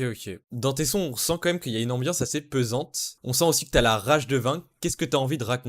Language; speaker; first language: French; native; French